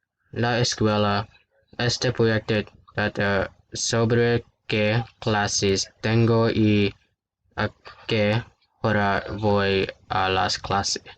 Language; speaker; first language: Spanish; non-native, learner; English